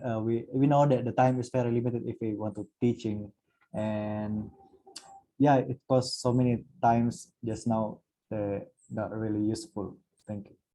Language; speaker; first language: English; non-native, learner; Indonesian